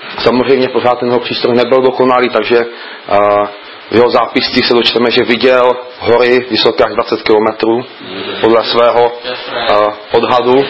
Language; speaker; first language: Czech; native; Czech